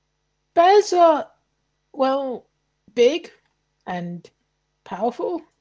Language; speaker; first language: English; native; English